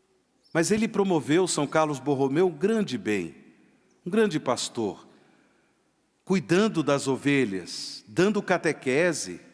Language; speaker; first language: Portuguese; native; Portuguese